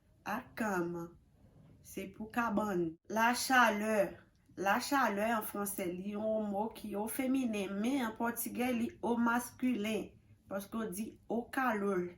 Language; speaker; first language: French; non-native, local second language; Haitian Creole